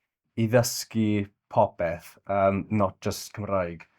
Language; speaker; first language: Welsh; non-native, local second language; English